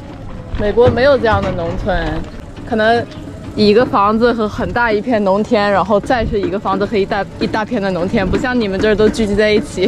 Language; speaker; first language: Chinese; non-native, fluent; English